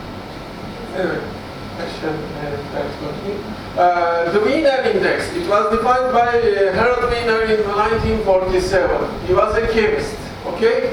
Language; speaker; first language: English; non-native, fluent; Turkish